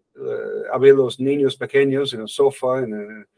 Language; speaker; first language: Spanish; non-native, fluent; English